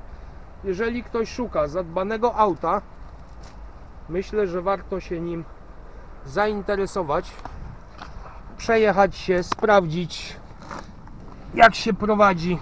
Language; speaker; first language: Polish; native; Polish